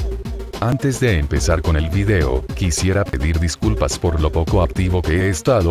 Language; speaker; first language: Spanish; native; Spanish